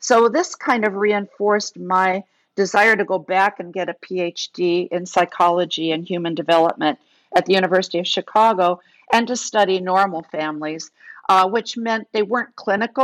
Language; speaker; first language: English; native; English